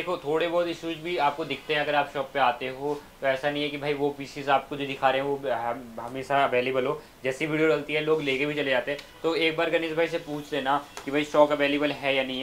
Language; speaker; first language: Hindi; native; Hindi